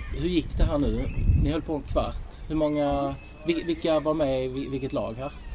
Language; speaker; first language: Swedish; native; Swedish